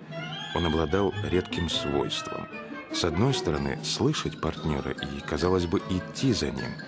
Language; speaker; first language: Russian; native; Russian